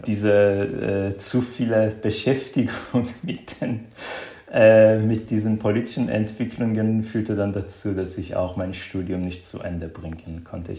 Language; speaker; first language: German; non-native, fluent; Persian